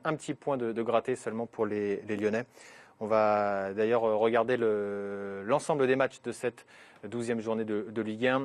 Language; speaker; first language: French; native; French